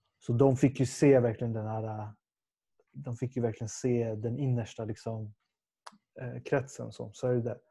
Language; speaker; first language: Swedish; early bilingual, other home language; Persian